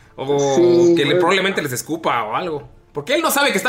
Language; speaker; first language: Spanish; native; Spanish